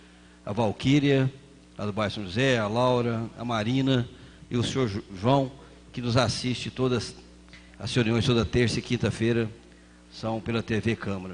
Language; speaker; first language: Portuguese; native; Portuguese